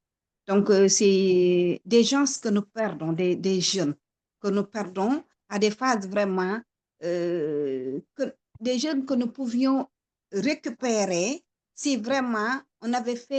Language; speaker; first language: French; non-native, local second language; Wolof